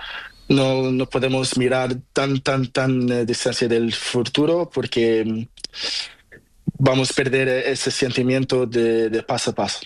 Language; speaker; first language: Spanish; non-native, learner; Portuguese